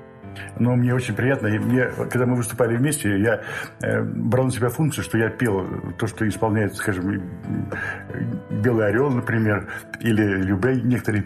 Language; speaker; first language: Russian; native; Russian